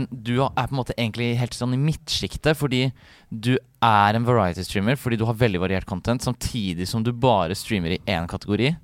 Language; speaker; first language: Norwegian; native; Norwegian